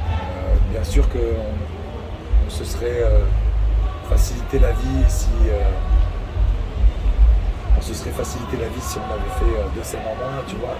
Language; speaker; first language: French; native; French